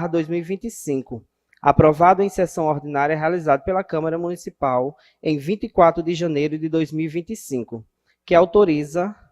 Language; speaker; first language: Portuguese; native; Portuguese